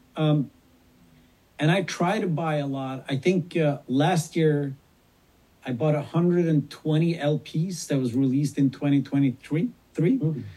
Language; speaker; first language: English; non-native, fluent; Swedish